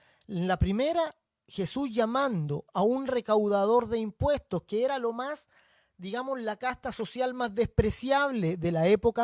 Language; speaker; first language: Spanish; native; Spanish